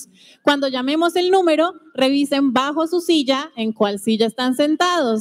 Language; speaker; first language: Spanish; native; Spanish